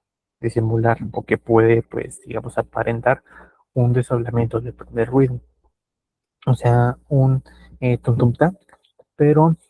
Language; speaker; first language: Spanish; native; Spanish